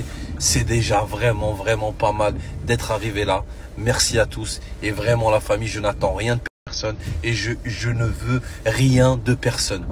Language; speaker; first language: French; native; French